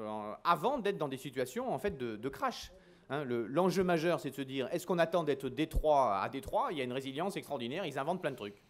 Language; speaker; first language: French; native; French